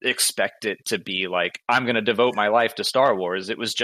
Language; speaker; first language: English; native; English